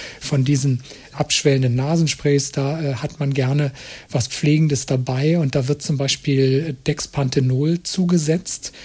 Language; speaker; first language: German; native; German